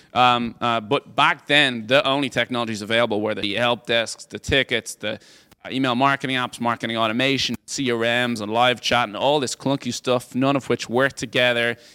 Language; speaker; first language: English; native; English